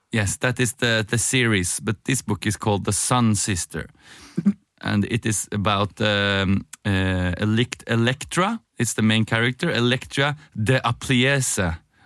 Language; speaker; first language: English; non-native, fluent; Norwegian